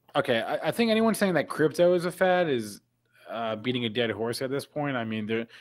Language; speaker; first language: English; native; English